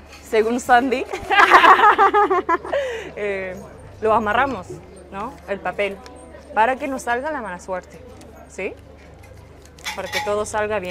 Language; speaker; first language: Spanish; non-native, fluent; Japanese